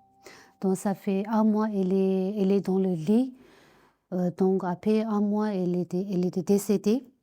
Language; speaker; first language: French; non-native, learner; Tibetan